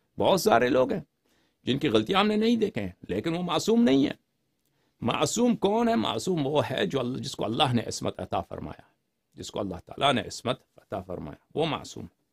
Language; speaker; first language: Urdu; non-native, fluent; Persian